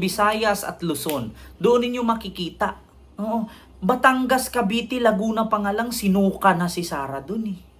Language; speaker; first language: Filipino; non-native, local second language; Cebuano